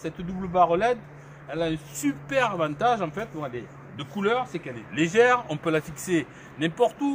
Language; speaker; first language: French; native; French